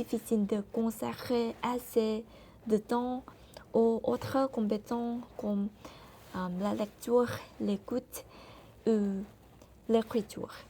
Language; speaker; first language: French; non-native, learner; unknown